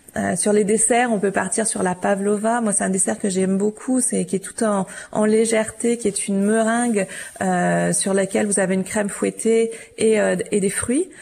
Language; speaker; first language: French; native; French